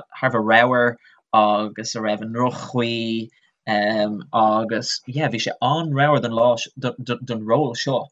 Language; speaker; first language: Irish; non-native, local second language; English